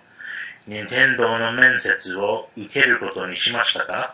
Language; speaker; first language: Japanese; non-native, fluent; English